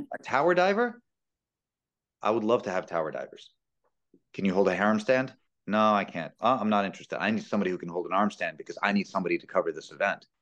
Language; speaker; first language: English; early bilingual, other home language; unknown